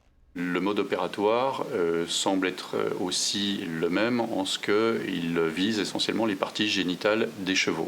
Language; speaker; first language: French; native; French